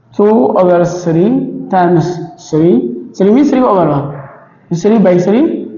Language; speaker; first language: English; non-native, local second language; Amharic